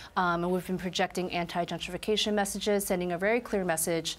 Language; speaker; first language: English; native; English